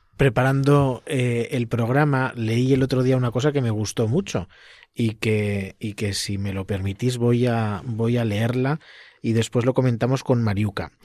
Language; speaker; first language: Spanish; native; Spanish